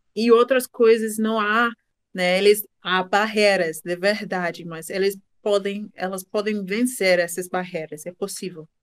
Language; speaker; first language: Portuguese; non-native, fluent; English